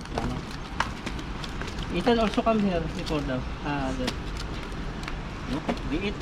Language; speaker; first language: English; non-native, local second language; Filipino